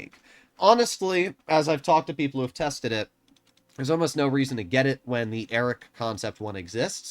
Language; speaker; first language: English; native; English